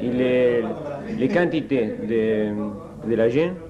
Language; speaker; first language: French; non-native, fluent; Spanish